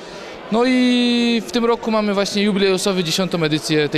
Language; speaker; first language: Polish; native; Polish